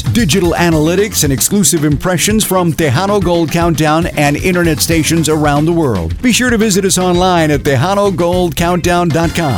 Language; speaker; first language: English; early bilingual, other home language; Spanish